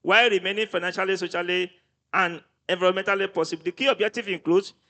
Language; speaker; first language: English; non-native, local second language; Yoruba